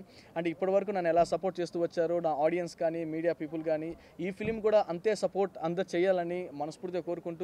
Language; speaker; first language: Telugu; native; Telugu